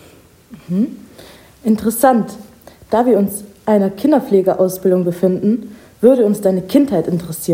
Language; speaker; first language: German; native; German